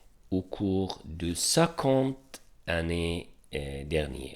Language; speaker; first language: French; non-native, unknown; Arabic